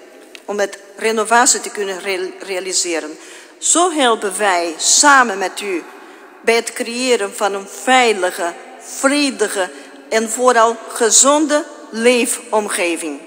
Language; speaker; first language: Dutch; non-native, fluent; Portuguese